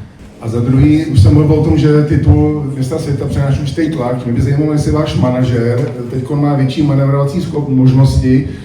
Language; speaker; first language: Czech; native; Czech